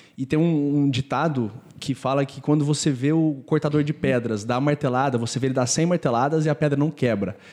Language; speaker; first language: Portuguese; native; Portuguese